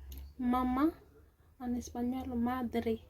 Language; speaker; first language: Spanish; non-native, local second language; Haitian Creole